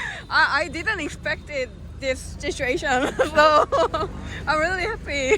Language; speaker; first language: English; non-native, learner; Korean